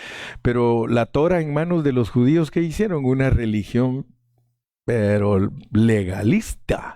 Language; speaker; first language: Spanish; native; Spanish